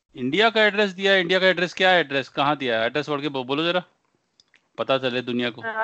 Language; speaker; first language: Hindi; non-native, local second language; Punjabi